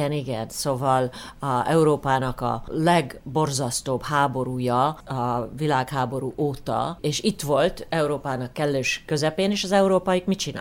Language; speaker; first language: Hungarian; early bilingual, heritage; Hungarian